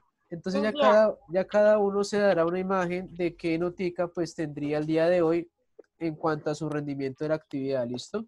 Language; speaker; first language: Spanish; native; Spanish